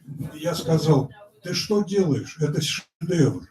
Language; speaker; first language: Russian; native; Russian